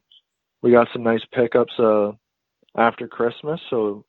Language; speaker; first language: English; native; English